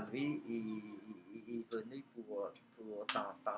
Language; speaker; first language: French; non-native, fluent; Khmer